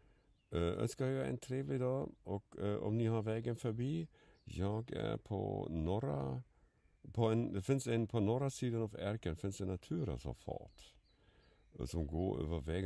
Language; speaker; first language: Swedish; non-native, fluent; German